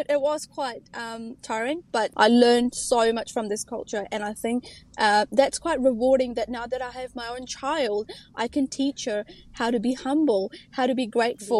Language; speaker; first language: English; early bilingual, other home language; Urdu